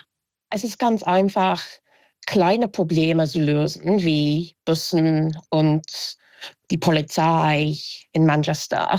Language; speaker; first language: German; non-native, fluent; English